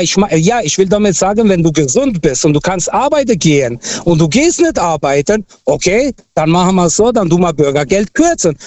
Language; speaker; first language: German; non-native, fluent; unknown